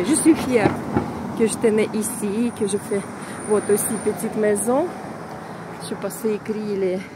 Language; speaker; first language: French; non-native, fluent; Russian